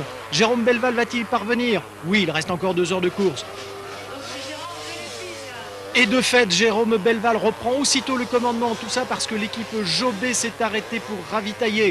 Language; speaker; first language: French; native; French